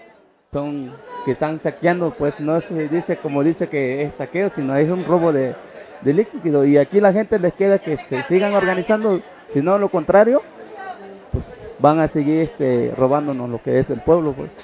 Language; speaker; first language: Spanish; non-native, local second language; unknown